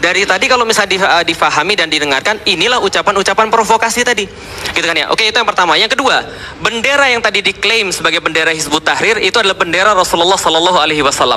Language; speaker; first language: Indonesian; native; Indonesian